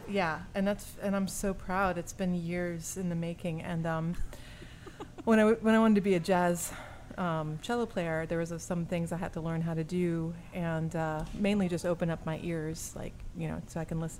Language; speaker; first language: English; early bilingual, other home language; French